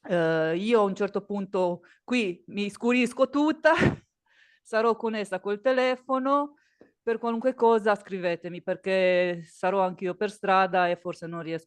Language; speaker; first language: Italian; native; Italian